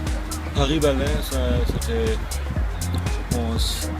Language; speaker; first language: French; non-native, fluent; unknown